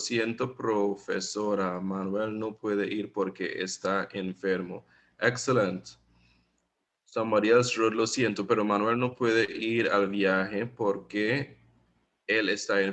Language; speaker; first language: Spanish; non-native, fluent; English